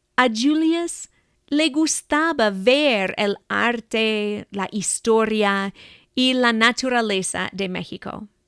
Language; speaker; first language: Spanish; non-native, fluent; English